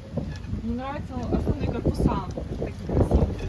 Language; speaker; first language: Russian; native; Russian